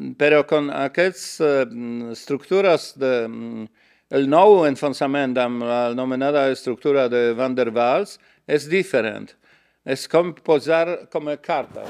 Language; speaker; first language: Catalan; non-native, learner; Polish